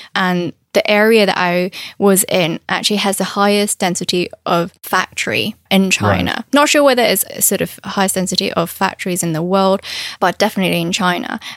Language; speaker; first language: English; non-native, fluent; Chinese